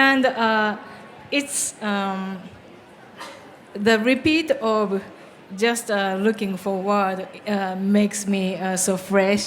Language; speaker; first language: English; non-native, learner; Japanese